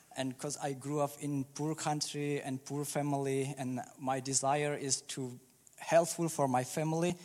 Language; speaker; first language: English; early bilingual, other home language; Burmese